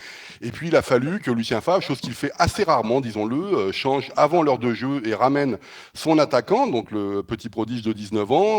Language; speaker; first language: French; native; French